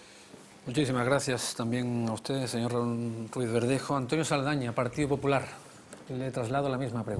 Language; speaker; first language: Spanish; native; Spanish